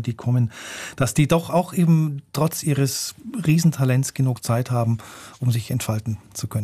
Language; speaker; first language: German; native; German